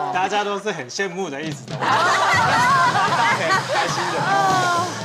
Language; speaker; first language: Chinese; non-native, learner; Japanese